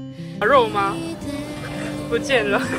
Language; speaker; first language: Chinese; non-native, learner; Japanese